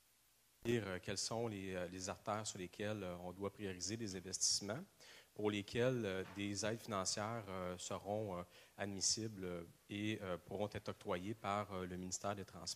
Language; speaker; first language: French; native; French